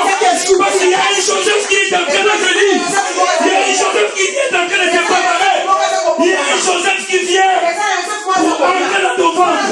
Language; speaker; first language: French; non-native, local second language; Lingala